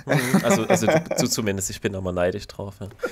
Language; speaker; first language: German; native; German